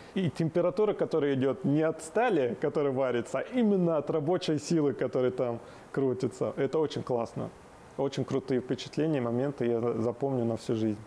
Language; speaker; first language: Russian; non-native, fluent; Arabic